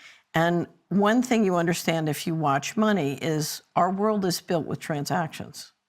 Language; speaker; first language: English; native; English